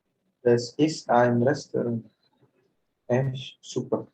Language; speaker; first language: German; non-native, learner; Indonesian